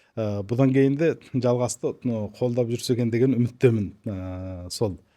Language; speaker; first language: Kazakh; early bilingual, heritage; Kazakh